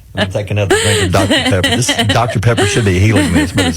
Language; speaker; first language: English; native; English